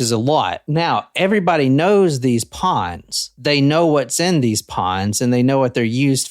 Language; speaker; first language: English; native; English